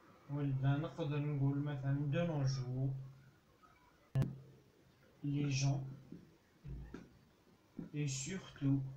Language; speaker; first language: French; non-native, local second language; Arabic